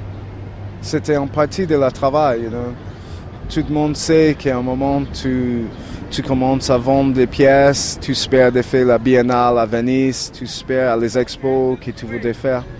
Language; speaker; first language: French; non-native, learner; English